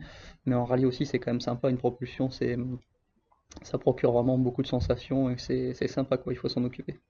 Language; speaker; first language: French; native; French